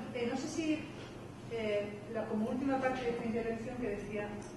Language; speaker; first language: Spanish; native; Spanish